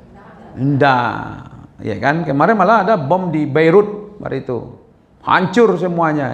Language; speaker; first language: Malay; non-native, local second language; Minangkabau